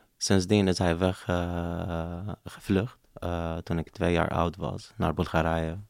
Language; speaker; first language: Dutch; non-native, fluent; Arabic